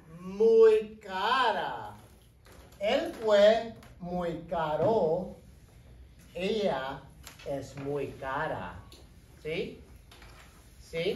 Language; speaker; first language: Spanish; non-native, fluent; English